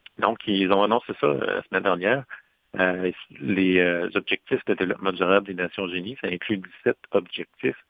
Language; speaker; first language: French; native; French